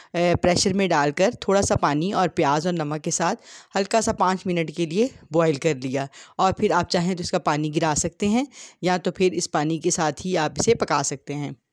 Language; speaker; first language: Hindi; native; Hindi